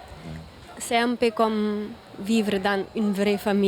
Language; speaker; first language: French; non-native, learner; Italian